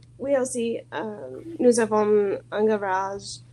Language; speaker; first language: French; non-native, learner; English